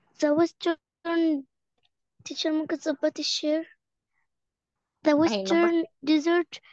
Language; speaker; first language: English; non-native, learner; Arabic